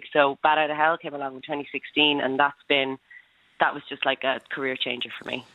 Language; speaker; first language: English; native; English